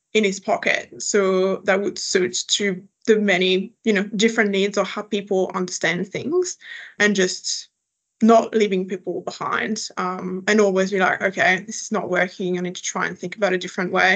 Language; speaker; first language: English; non-native, fluent; French